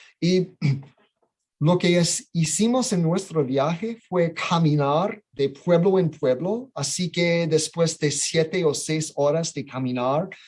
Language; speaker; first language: Spanish; non-native, fluent; English